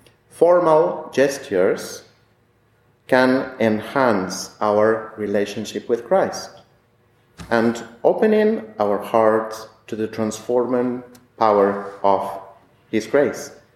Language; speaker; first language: English; non-native, fluent; Spanish